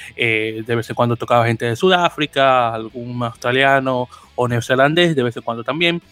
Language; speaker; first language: Spanish; native; Spanish